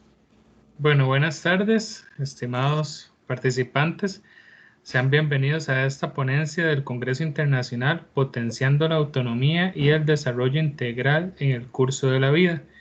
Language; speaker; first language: Spanish; native; Spanish